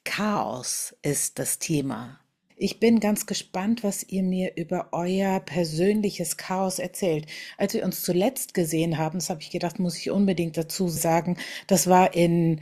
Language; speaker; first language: German; native; German